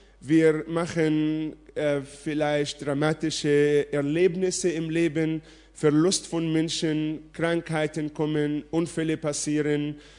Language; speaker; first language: German; non-native, fluent; Arabic